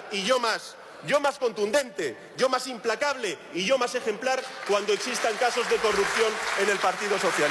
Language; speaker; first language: Spanish; native; Spanish